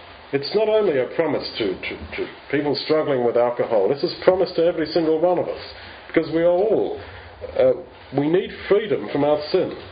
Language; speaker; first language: English; native; English